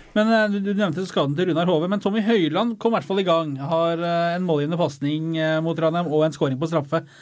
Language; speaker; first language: Norwegian; native; Norwegian